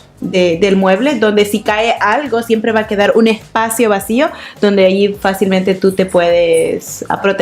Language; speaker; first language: Spanish; native; Spanish